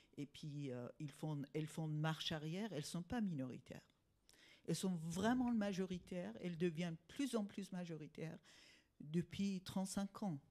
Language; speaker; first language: French; non-native, fluent; Persian